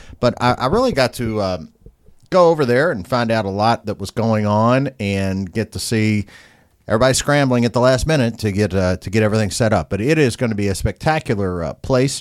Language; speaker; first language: English; native; English